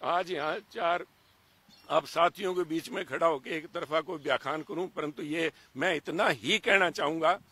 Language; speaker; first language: Hindi; native; Hindi